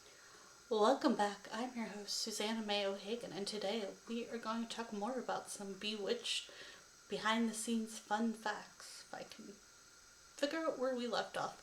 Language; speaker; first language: English; native; English